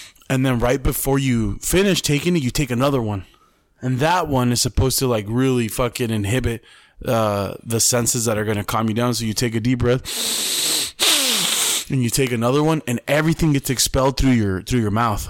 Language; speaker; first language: English; early bilingual, other home language; Spanish